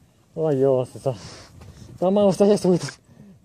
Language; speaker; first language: Indonesian; non-native, learner; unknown